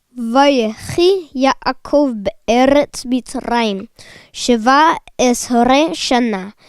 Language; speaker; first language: Hebrew; non-native, learner; English